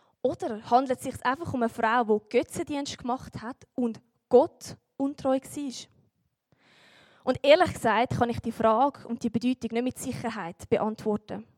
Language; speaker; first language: German; native; German